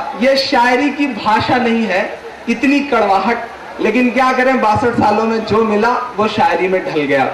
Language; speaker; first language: Hindi; native; Hindi